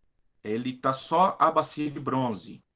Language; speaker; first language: Portuguese; native; Portuguese